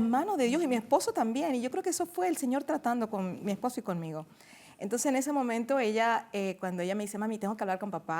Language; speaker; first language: Spanish; native; Spanish